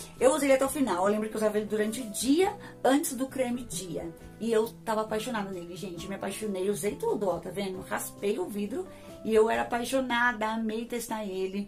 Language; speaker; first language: Portuguese; native; Portuguese